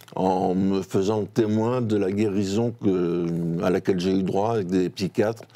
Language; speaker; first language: French; native; French